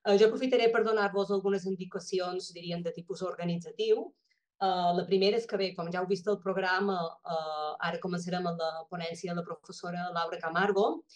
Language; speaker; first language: Catalan; native; Catalan